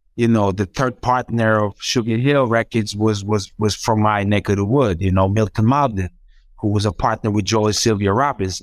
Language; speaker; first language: English; non-native, fluent; Croatian